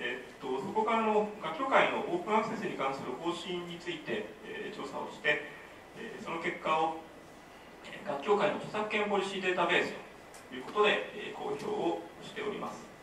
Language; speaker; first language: Japanese; native; Japanese